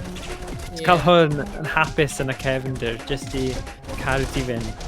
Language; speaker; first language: Welsh; native; Welsh